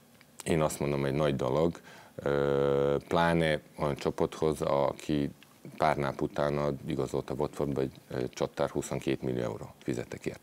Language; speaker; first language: Hungarian; non-native, fluent; Serbian